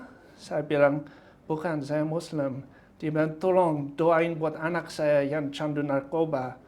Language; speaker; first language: Indonesian; non-native, fluent; English